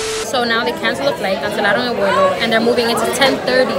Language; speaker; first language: English; early bilingual, other home language; Spanish